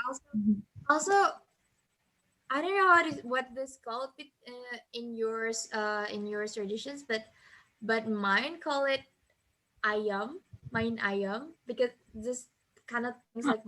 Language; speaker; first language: English; non-native, fluent; Indonesian